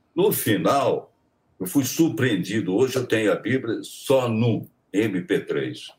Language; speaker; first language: Portuguese; native; Portuguese